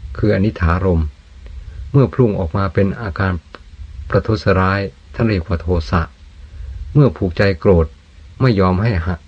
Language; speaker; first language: Thai; native; Thai